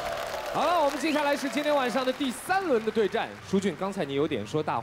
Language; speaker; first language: Chinese; native; Chinese